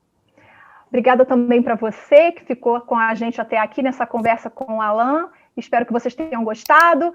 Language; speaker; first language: Portuguese; native; Portuguese